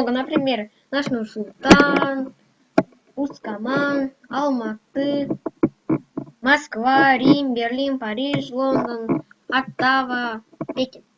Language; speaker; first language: Russian; non-native, local second language; Kazakh